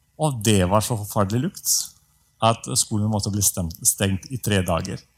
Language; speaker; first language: Norwegian; non-native, fluent; Russian